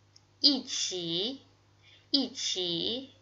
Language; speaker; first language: Chinese; non-native, fluent; Indonesian